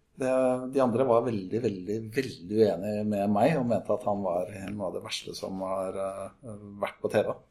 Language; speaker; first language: Norwegian; native; Norwegian